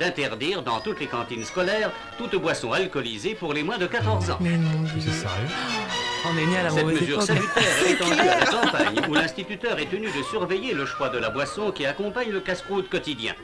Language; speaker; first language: French; native; French